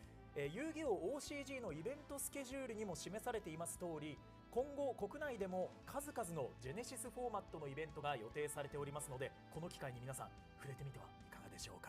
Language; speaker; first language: Japanese; native; Japanese